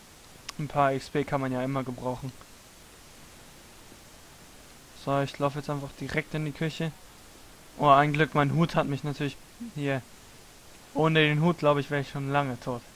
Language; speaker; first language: German; native; German